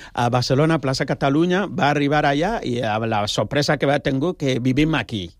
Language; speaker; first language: Catalan; non-native, learner; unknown